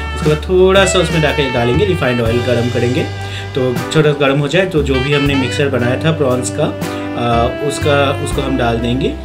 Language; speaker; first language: Hindi; non-native, local second language; Bangla